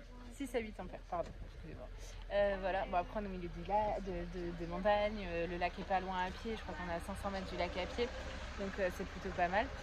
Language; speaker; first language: French; native; French